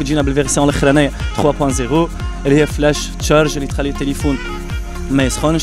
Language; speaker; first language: Arabic; native; Arabic